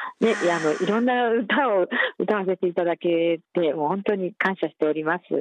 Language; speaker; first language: Japanese; native; Japanese